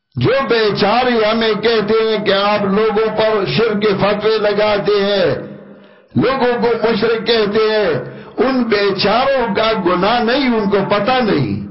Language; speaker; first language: Urdu; non-native, local second language; Pashto